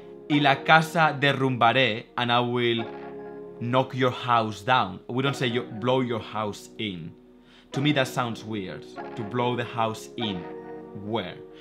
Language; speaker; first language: English; non-native, fluent; Spanish